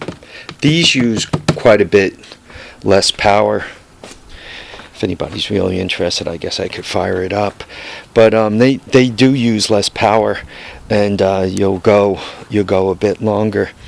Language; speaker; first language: English; native; English